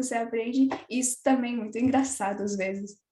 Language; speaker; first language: Portuguese; non-native, fluent; French